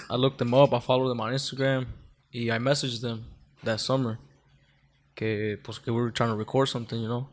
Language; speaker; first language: English; early bilingual, other home language; Spanish